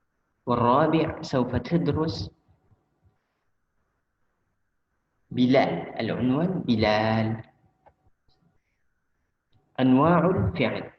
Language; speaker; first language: Arabic; non-native, fluent; Indonesian